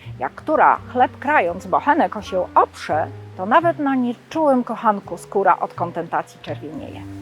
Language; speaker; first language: Polish; native; Polish